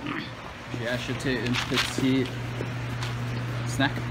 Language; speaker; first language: French; non-native, local second language; English